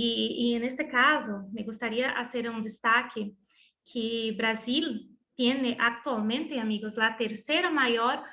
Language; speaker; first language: Spanish; non-native, learner; Portuguese